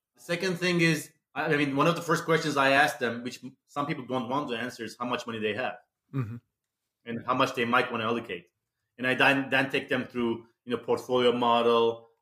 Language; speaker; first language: English; non-native, fluent; Turkish